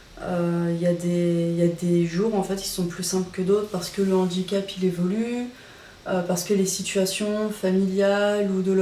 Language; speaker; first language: French; native; French